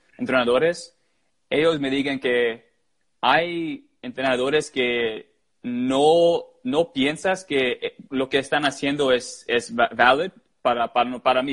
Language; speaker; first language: Spanish; early bilingual, heritage; Spanish